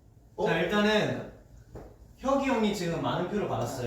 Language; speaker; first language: Korean; native; Korean